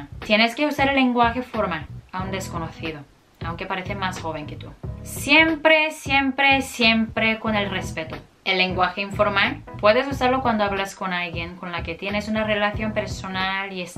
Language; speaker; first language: Spanish; non-native, fluent; Korean